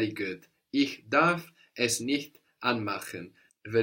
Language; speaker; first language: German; non-native, fluent; English